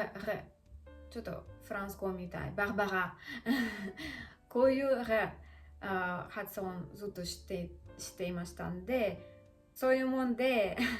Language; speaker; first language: Japanese; non-native, learner; Russian